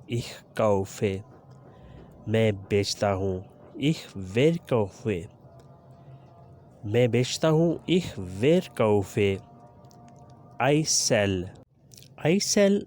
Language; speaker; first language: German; non-native, learner; Urdu